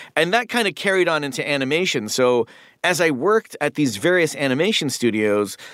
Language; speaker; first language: English; native; English